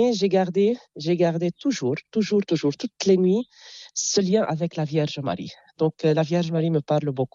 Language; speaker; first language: French; non-native, local second language; Arabic